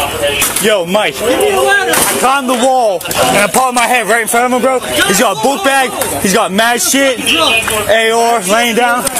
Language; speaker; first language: English; native; English